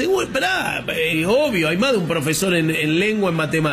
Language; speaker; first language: Spanish; native; Spanish